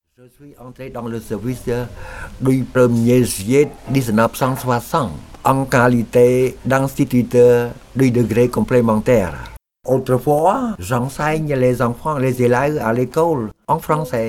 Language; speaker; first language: French; non-native, local second language; Khmer